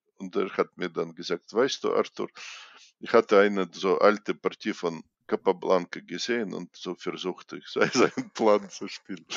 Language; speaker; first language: German; non-native, fluent; Russian